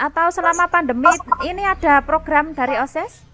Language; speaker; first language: Indonesian; native; Indonesian